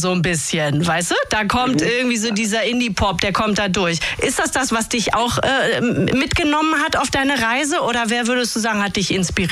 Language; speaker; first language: German; native; German